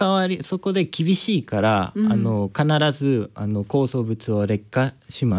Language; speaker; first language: Japanese; non-native, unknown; Spanish